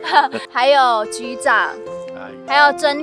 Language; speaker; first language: Chinese; non-native, fluent; Vietnamese